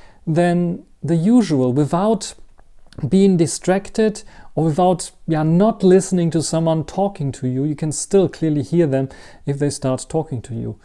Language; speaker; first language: English; non-native, fluent; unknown